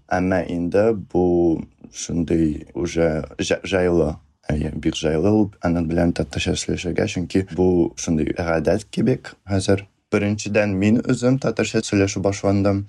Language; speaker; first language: Tatar; non-native, fluent; Russian